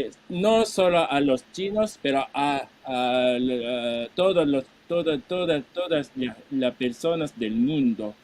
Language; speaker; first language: Spanish; non-native, fluent; Japanese